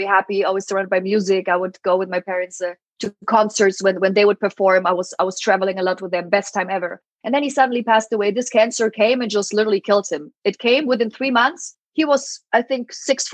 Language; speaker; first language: English; non-native, fluent; German